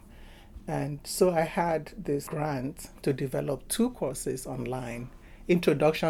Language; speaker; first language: English; non-native, local second language; Igbo